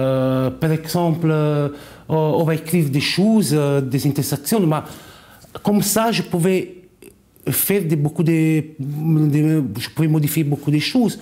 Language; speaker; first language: French; non-native, learner; Italian